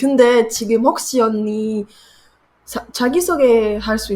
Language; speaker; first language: Korean; non-native, learner; French